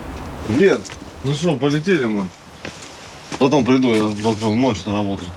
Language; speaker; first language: Russian; native; Russian